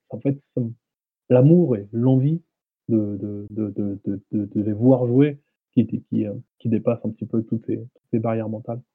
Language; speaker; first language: French; native; French